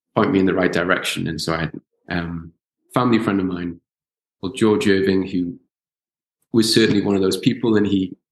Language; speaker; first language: English; native; English